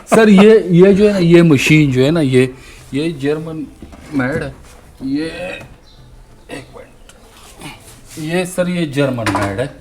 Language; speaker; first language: Urdu; non-native, local second language; Pashto